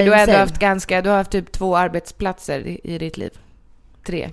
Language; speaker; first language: Swedish; native; Swedish